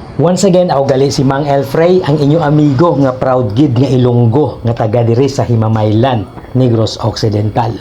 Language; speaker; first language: Filipino; non-native, local second language; Hiligaynon